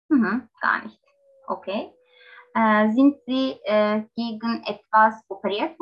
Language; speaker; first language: German; non-native, learner; Turkish